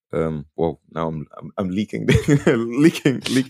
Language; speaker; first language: English; early bilingual, other home language; German